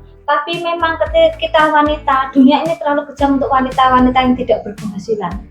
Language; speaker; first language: Indonesian; non-native, local second language; Javanese